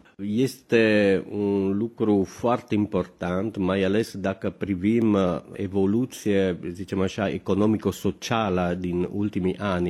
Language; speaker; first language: Romanian; non-native, fluent; Italian